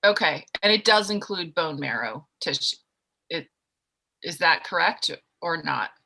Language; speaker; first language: English; native; English